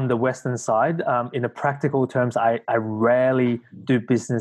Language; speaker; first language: English; non-native, local second language; Cantonese